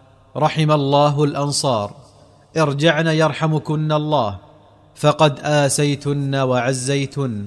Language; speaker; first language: Arabic; native; Arabic